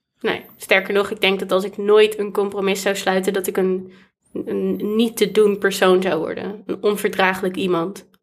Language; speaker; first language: Dutch; native; Dutch